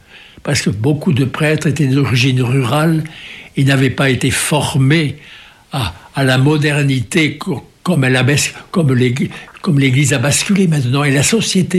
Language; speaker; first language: French; native; French